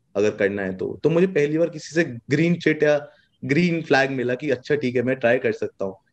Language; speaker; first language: Hindi; native; Hindi